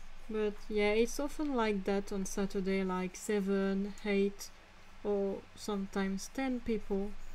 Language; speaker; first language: English; non-native, fluent; French